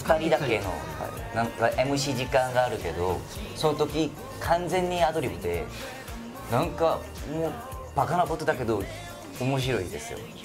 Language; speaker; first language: Japanese; non-native, fluent; Korean